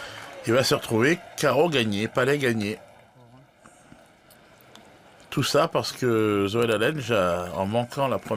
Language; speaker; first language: French; native; French